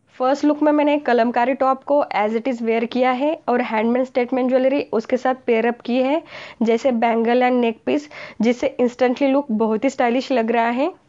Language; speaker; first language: Hindi; non-native, local second language; Marathi